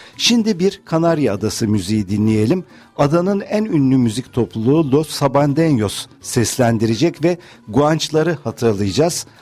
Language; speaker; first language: Turkish; native; Turkish